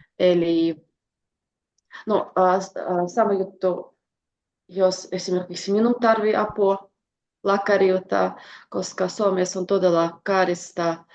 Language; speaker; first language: Finnish; non-native, fluent; Russian